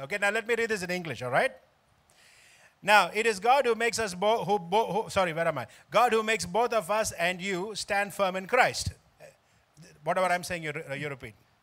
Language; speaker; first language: English; non-native, local second language; Tamil